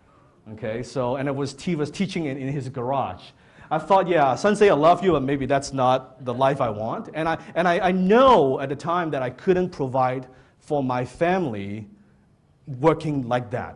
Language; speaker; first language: English; non-native, fluent; Cantonese